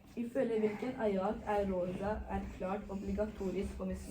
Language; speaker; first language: Norwegian; early bilingual, other home language; Urdu